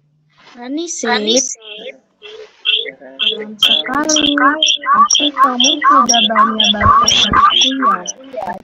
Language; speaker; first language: Indonesian; non-native, learner; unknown